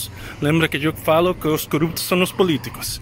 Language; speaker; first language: Portuguese; non-native, learner; English